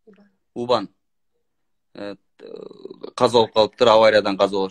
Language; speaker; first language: Turkish; non-native, learner; Kyrgyz